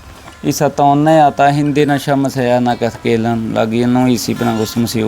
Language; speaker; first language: Filipino; non-native, learner; Punjabi